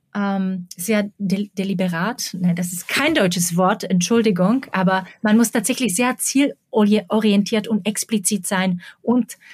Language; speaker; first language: German; non-native, fluent; Slovak